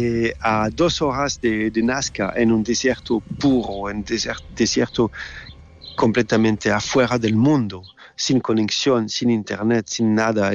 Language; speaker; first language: Spanish; non-native, fluent; French